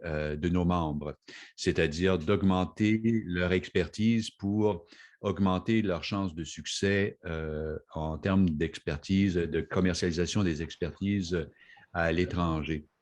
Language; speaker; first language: French; native; French